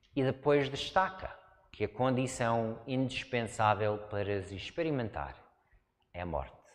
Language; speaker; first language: Portuguese; non-native, fluent; English